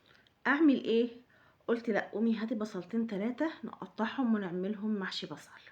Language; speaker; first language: Arabic; native; Arabic